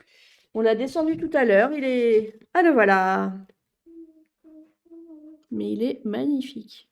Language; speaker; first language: French; native; French